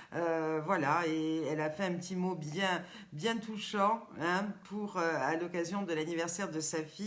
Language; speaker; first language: French; native; French